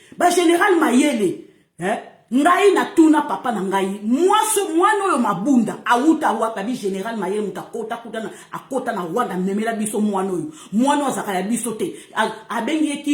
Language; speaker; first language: Lingala; native; Lingala